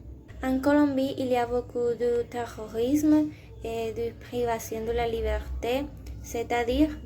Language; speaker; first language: French; non-native, learner; Spanish